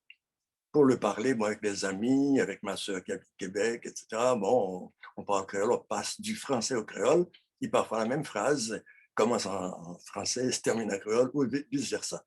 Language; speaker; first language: French; non-native, local second language; Haitian Creole